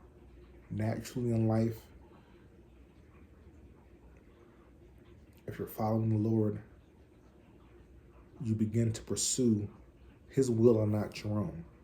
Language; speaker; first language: English; native; English